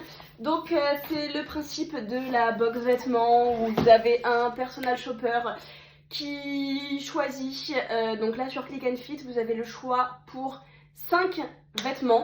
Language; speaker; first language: French; native; French